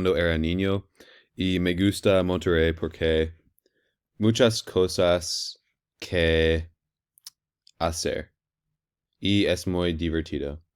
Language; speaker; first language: Spanish; non-native, learner; English